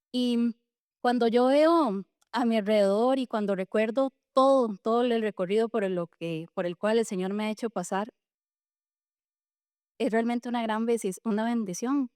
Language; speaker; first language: Spanish; native; Spanish